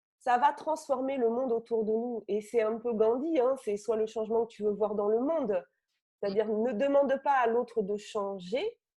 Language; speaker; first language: French; native; French